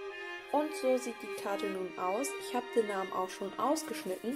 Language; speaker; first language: German; native; German